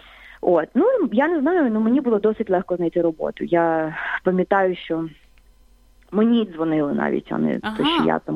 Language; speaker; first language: Ukrainian; native; Ukrainian